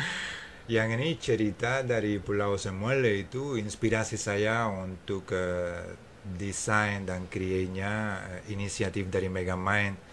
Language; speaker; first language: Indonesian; non-native, fluent; English